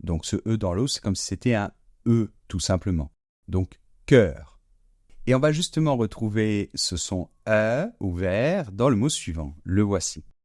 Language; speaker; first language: French; native; French